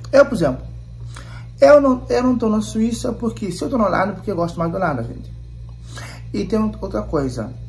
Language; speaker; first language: Portuguese; non-native, local second language; Kabuverdianu